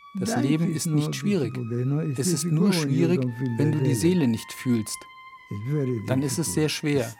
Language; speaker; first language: German; non-native, fluent; Spanish